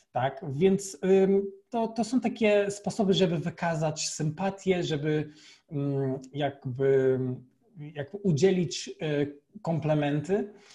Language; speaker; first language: Polish; non-native, fluent; Portuguese